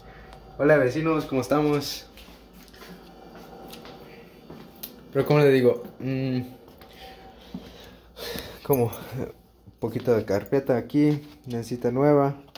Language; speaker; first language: Spanish; early bilingual, heritage; English